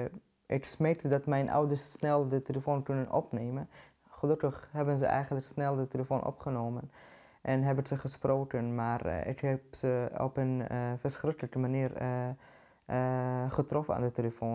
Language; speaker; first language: Dutch; non-native, fluent; Arabic